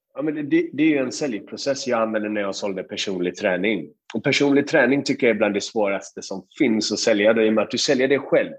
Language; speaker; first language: Swedish; early bilingual, other home language; Persian